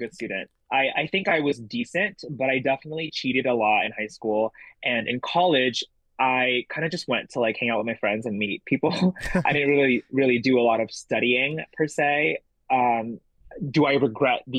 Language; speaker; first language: English; early bilingual, other home language; Indonesian